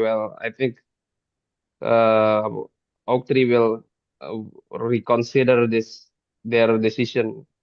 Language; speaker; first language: English; non-native, fluent; Indonesian